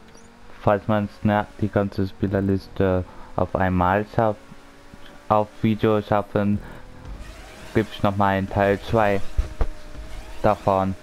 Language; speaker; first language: German; native; German